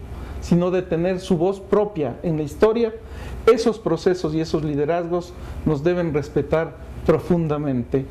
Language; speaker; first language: Spanish; native; Spanish